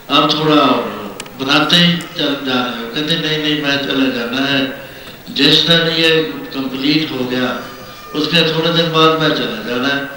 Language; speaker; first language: Hindi; non-native, local second language; Punjabi